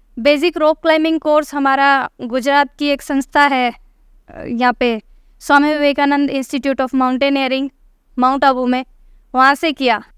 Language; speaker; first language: Hindi; native; Hindi